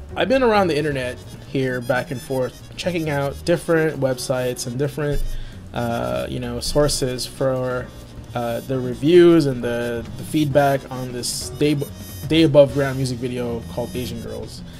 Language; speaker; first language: English; native; English